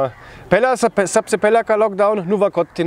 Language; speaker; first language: Hindi; non-native, learner; German